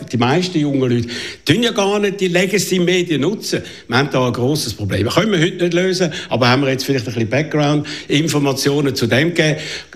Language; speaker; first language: German; native; German